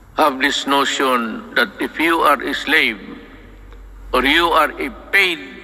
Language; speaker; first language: English; non-native, local second language; Cebuano